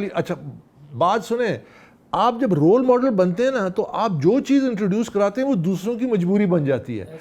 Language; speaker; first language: Urdu; non-native, local second language; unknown